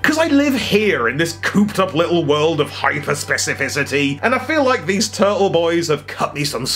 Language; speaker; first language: English; native; English